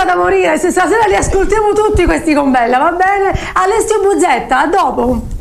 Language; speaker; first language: Italian; native; Italian